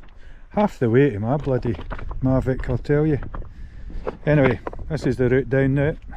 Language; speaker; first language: English; native; English